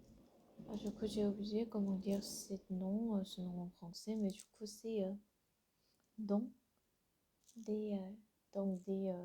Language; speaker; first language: French; non-native, learner; Korean